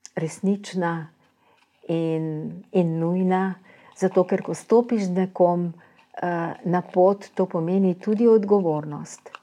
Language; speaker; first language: Slovenian; native; Slovenian